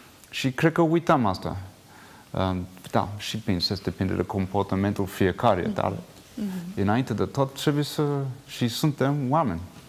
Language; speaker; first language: Romanian; non-native, fluent; English